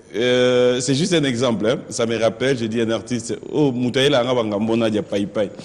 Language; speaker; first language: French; non-native, local second language; Lingala